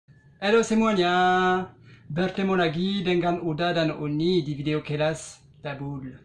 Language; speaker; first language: Indonesian; non-native, fluent; French